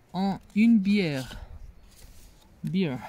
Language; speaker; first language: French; non-native, learner; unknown